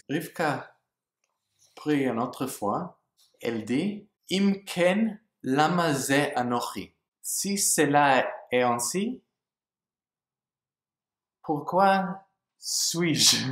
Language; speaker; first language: French; non-native, learner; English